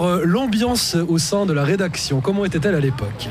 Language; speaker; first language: French; native; French